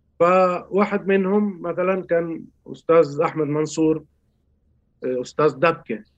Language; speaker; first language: Arabic; early bilingual, heritage; Spanish